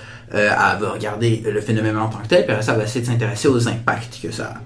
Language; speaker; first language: French; native; French